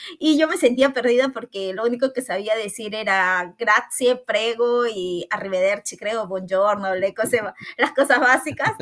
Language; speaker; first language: Spanish; native; Spanish